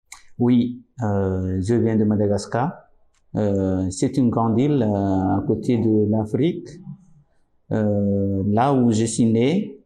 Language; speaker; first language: French; non-native, local second language; Malagasy